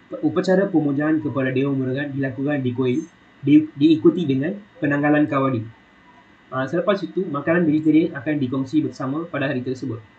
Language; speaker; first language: Malay; non-native, local second language; Tamil